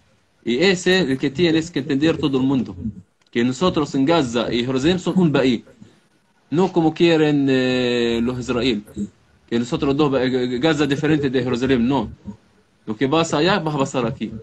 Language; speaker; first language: Spanish; non-native, learner; Arabic